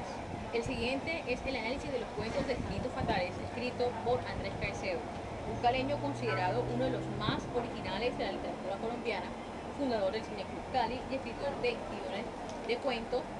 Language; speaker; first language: Spanish; native; Spanish